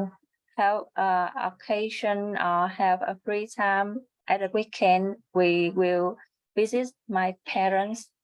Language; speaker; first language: English; non-native, learner; Vietnamese